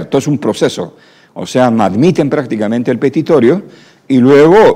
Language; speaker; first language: Spanish; native; Spanish